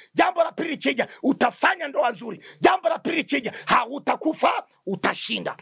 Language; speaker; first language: Swahili; non-native, local second language; Kinyarwanda